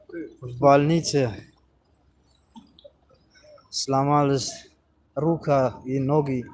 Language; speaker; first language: Russian; non-native, learner; Tajik